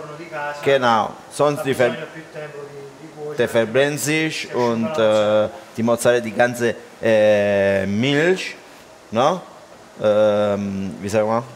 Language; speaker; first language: German; non-native, learner; Italian